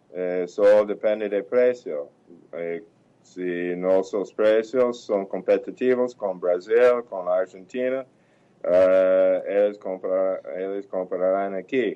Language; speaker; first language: Portuguese; non-native, fluent; English